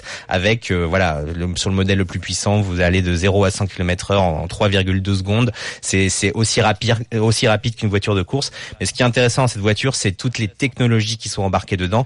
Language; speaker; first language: French; native; French